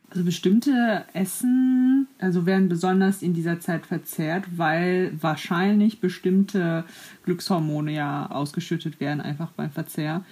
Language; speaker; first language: German; native; German